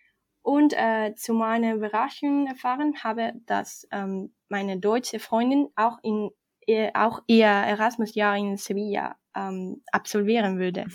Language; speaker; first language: German; non-native, fluent; Spanish